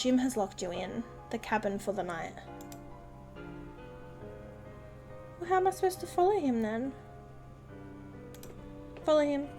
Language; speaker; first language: English; native; English